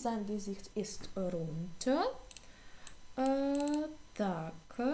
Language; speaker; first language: German; non-native, fluent; Ukrainian